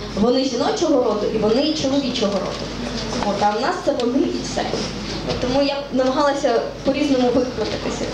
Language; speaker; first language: Ukrainian; native; Ukrainian